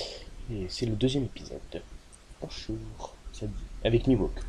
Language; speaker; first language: French; native; French